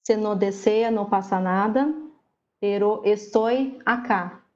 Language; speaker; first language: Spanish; non-native, learner; Portuguese